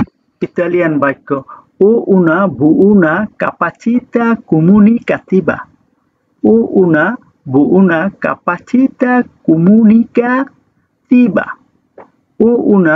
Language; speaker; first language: Italian; non-native, fluent; Bangla